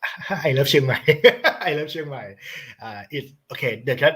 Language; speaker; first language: English; non-native, learner; Thai